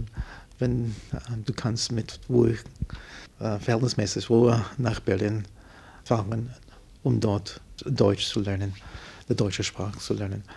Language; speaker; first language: German; non-native, fluent; English